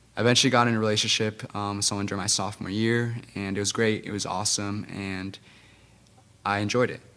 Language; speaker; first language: English; non-native, fluent; Spanish